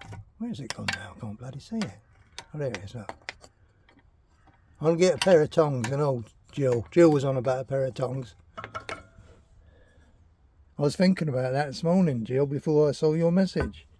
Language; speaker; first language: English; native; English